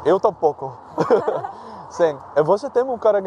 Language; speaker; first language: Portuguese; non-native, learner; Dutch